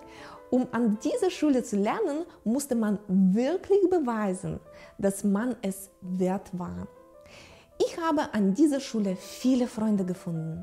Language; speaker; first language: German; non-native, fluent; Russian